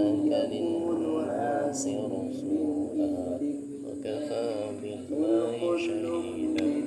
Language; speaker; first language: Arabic; non-native, fluent; Indonesian